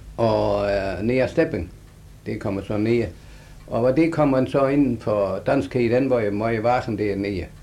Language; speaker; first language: Danish; native; Danish